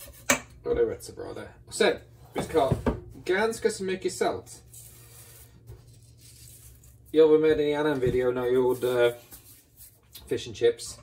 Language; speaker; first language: Swedish; non-native, fluent; English